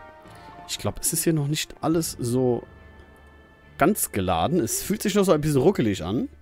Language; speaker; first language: German; native; German